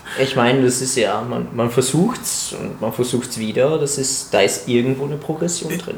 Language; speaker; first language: German; non-native, fluent; Italian